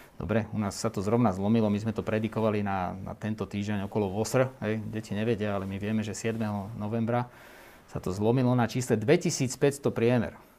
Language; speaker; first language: Slovak; native; Slovak